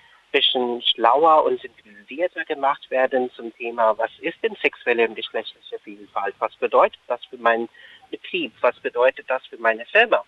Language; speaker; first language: German; non-native, fluent; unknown